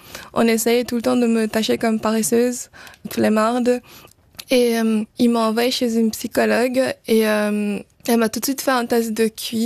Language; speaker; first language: French; early bilingual, other home language; Portuguese